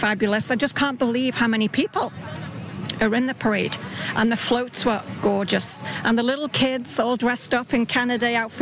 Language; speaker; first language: English; native; English